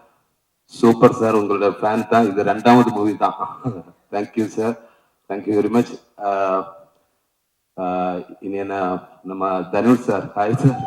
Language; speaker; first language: Tamil; non-native, learner; Malayalam